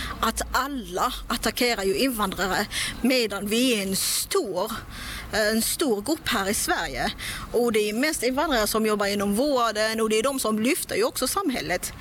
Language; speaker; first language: Swedish; non-native, local second language; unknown